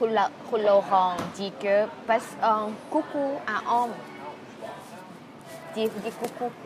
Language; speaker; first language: French; non-native, fluent; Thai